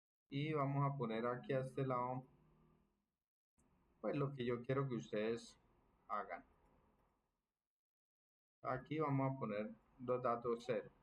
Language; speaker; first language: Spanish; native; Spanish